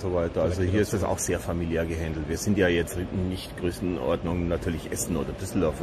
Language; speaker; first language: German; native; German